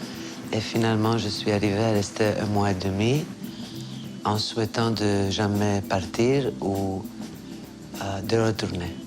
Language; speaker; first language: French; non-native, fluent; Greek